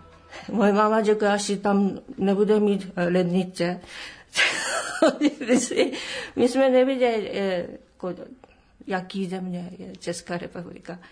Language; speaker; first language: Czech; non-native, learner; Japanese